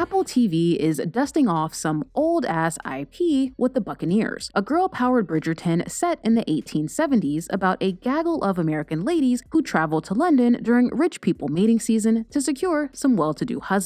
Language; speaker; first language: English; native; English